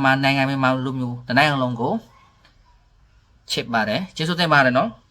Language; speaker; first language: Burmese; non-native, learner; Khmer